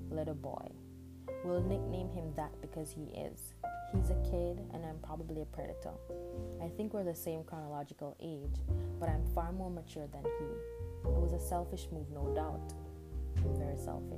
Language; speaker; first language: English; non-native, local second language; Jamaican Creole English